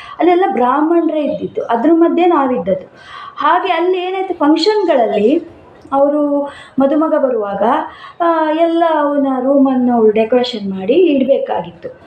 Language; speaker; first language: Kannada; non-native, local second language; Konkani